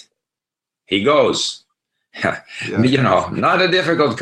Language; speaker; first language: English; native; English